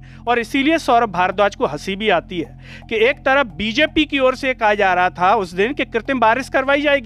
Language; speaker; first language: Hindi; native; Hindi